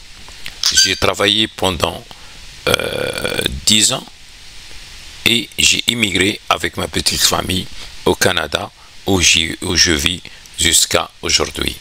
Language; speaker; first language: French; non-native, local second language; Arabic